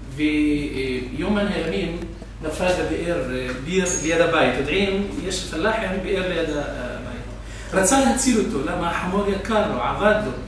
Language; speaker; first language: Hebrew; non-native, local second language; Arabic